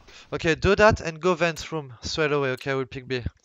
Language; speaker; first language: English; non-native, fluent; French